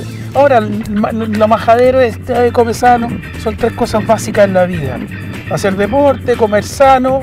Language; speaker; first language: Spanish; native; Spanish